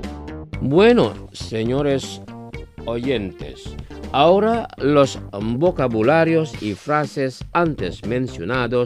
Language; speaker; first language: Spanish; non-native, fluent; Indonesian